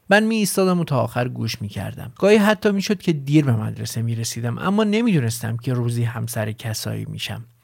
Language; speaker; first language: Persian; native; Persian